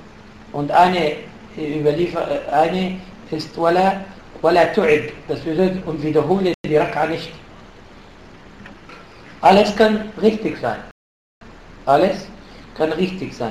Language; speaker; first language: German; non-native, fluent; Arabic